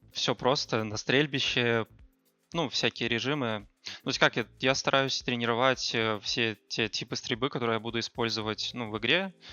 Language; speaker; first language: Russian; native; Russian